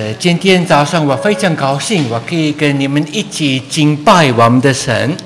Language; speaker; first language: Chinese; non-native, learner; English